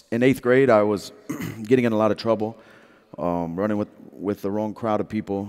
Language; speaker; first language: English; native; English